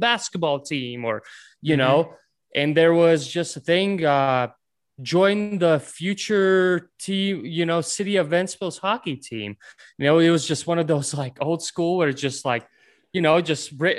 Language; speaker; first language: English; non-native, fluent; Latvian